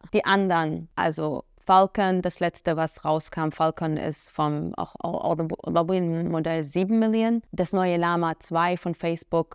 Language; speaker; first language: German; early bilingual, other home language; Arabic